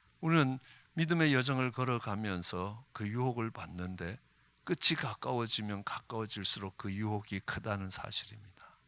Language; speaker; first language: Korean; native; Korean